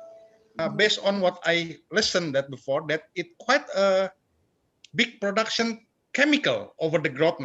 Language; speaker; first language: English; non-native, fluent; Indonesian